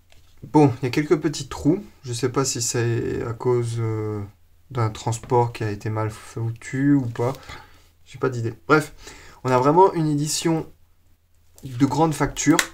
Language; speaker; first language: French; native; French